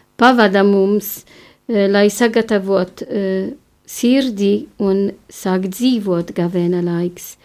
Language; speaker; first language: Latvian; non-native, fluent; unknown